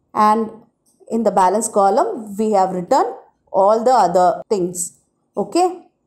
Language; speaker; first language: English; non-native, local second language; Tamil